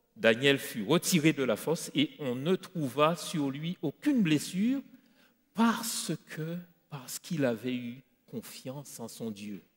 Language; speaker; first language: French; native; French